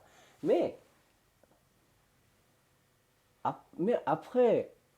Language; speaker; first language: French; non-native, learner; Korean